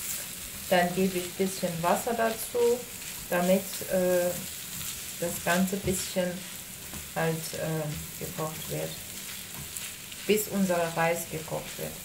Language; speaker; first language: German; non-native, fluent; Persian